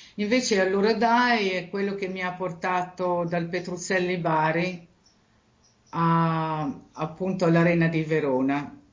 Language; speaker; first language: Italian; native; Italian